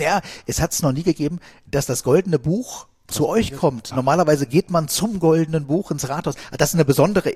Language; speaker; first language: German; native; German